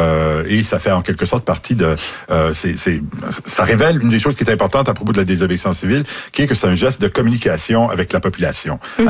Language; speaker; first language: French; native; French